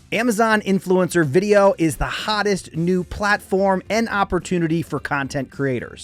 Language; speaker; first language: English; native; English